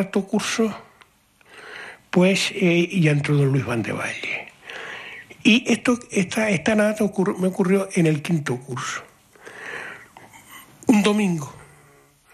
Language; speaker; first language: Spanish; native; Spanish